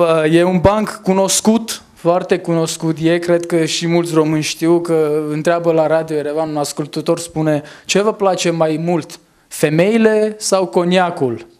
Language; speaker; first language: Romanian; non-native, fluent; Armenian